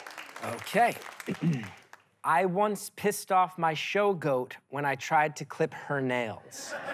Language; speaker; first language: English; native; English